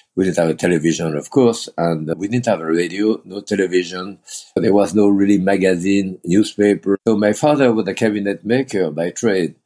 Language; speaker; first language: English; non-native, fluent; French